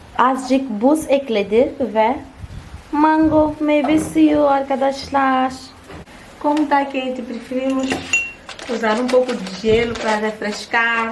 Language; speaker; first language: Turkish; non-native, fluent; Portuguese